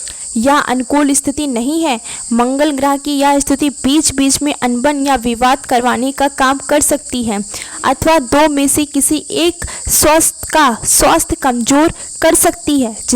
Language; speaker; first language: Hindi; native; Hindi